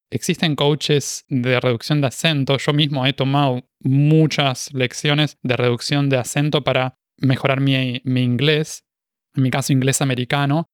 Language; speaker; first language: Spanish; native; Spanish